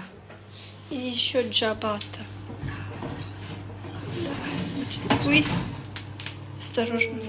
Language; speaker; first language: Russian; early bilingual, heritage; Russian